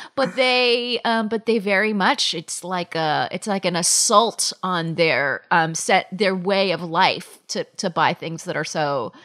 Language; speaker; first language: English; native; English